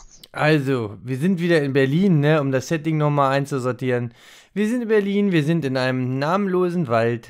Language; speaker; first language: German; native; German